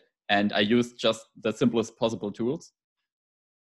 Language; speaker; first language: English; non-native, fluent; German